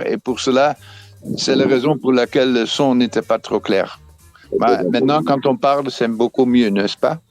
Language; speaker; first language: French; non-native, fluent; Dutch